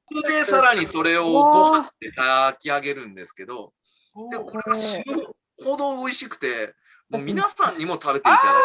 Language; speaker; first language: Japanese; native; Japanese